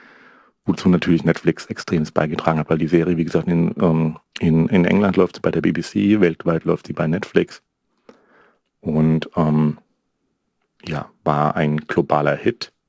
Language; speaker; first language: German; native; German